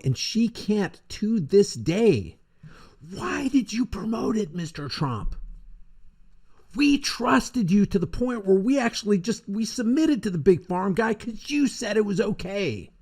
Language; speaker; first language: English; native; English